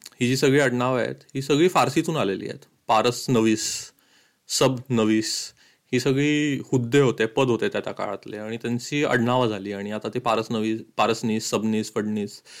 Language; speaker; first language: Marathi; early bilingual, heritage; Marathi